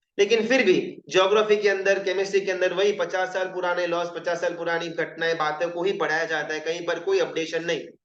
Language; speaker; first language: Hindi; non-native, local second language; Gujarati